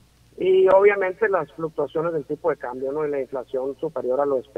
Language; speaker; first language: Spanish; native; Spanish